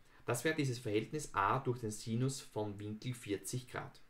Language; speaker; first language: German; native; German